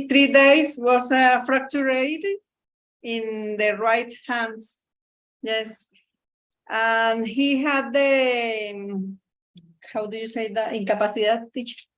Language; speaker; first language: English; non-native, learner; Spanish